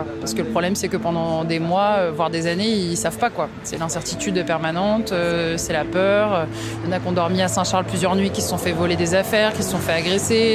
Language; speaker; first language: French; native; French